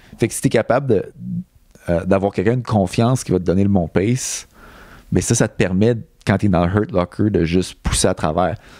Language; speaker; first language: French; native; French